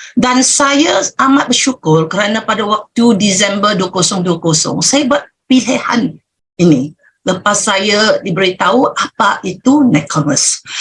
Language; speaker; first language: Malay; non-native, local second language; Chinese